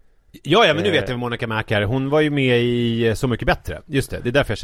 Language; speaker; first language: Swedish; native; Swedish